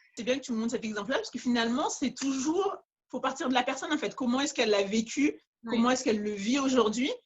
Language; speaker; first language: French; early bilingual, other home language; Bambara